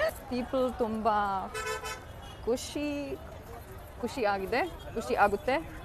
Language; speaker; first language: Kannada; non-native, learner; German